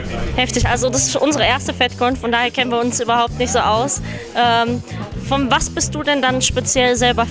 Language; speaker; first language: German; native; German